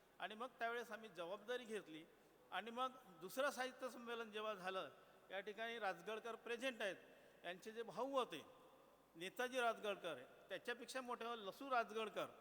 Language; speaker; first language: Marathi; non-native, local second language; Gondi